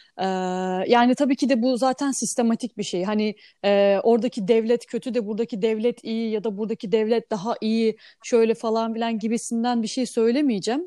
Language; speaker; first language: Turkish; native; Turkish